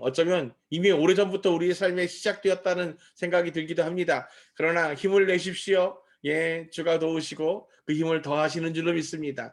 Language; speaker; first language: Korean; native; Korean